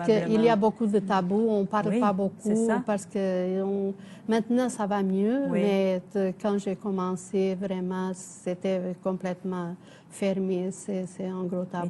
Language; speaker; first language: French; non-native, fluent; Portuguese